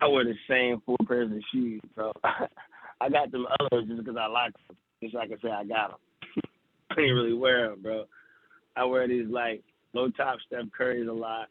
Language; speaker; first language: English; native; English